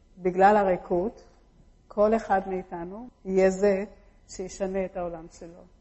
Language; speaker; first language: Hebrew; early bilingual, other home language; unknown